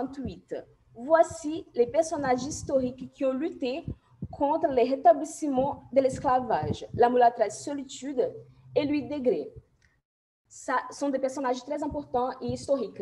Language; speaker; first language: French; non-native, fluent; Portuguese